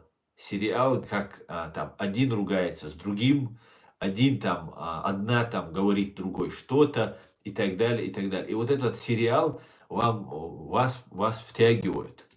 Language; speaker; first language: Russian; non-native, local second language; Chechen